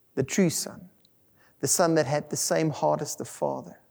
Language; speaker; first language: English; non-native, local second language; Afrikaans